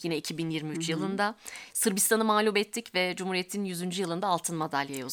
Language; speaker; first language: Turkish; native; Turkish